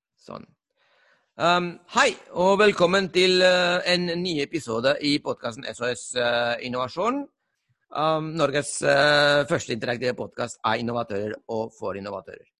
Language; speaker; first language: Norwegian; non-native, fluent; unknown